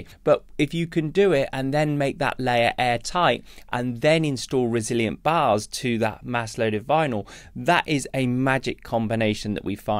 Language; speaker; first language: English; native; English